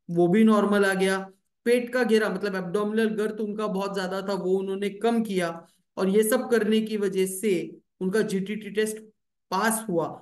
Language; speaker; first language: Hindi; native; Hindi